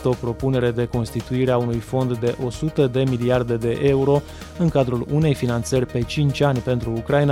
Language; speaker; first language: Romanian; native; Romanian